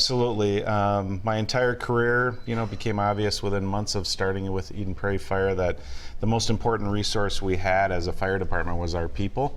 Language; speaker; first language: English; native; English